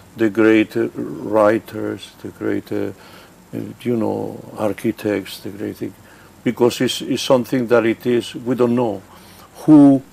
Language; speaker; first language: English; non-native, fluent; Spanish